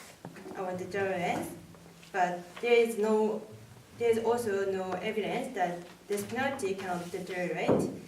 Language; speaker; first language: English; non-native, learner; Japanese